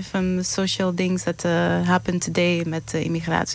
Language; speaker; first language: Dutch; non-native, learner; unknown